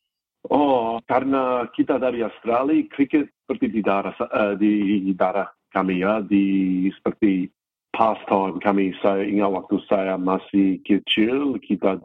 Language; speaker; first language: Indonesian; non-native, fluent; English